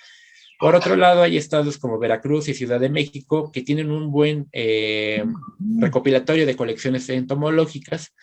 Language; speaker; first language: Spanish; native; Spanish